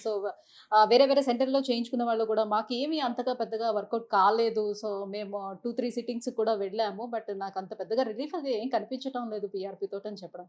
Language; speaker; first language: Telugu; native; Telugu